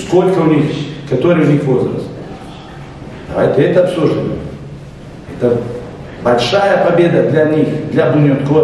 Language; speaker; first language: Russian; non-native, fluent; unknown